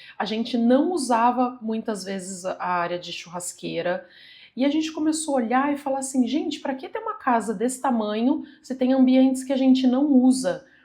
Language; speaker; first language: Portuguese; native; Portuguese